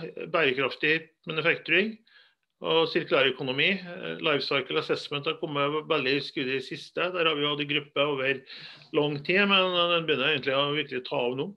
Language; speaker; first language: Norwegian; native; Norwegian